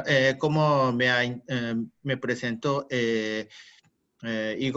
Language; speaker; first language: Spanish; non-native, fluent; Japanese